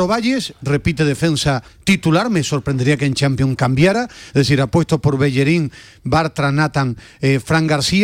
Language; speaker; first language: Spanish; native; Spanish